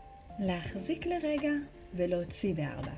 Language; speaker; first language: Hebrew; native; Hebrew